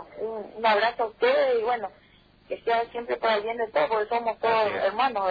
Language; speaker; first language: Spanish; native; Spanish